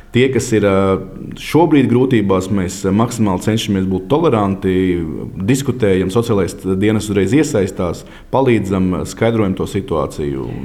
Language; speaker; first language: Latvian; native; Latvian